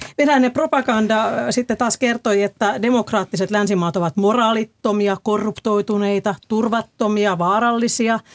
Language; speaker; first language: Finnish; native; Finnish